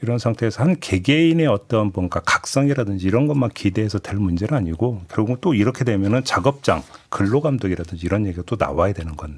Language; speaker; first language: Korean; native; Korean